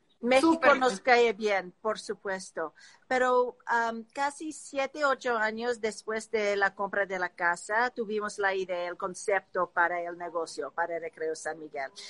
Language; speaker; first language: Spanish; non-native, learner; English